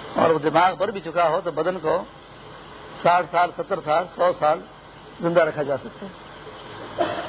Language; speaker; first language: Urdu; non-native, local second language; Pashto